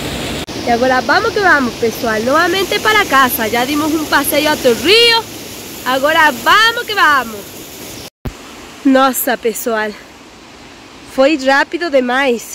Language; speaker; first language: Portuguese; non-native, local second language; Spanish